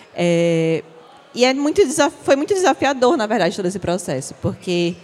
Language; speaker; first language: Portuguese; native; Portuguese